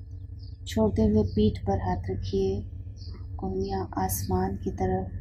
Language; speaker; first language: Hindi; native; Hindi